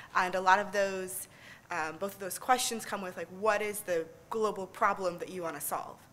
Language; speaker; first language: English; native; English